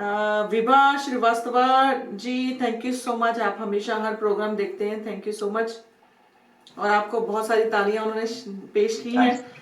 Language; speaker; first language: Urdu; non-native, local second language; Punjabi